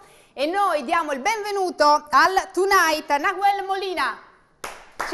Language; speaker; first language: Italian; native; Italian